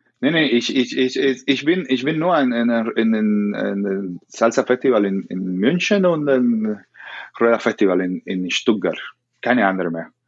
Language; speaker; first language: German; non-native, learner; Spanish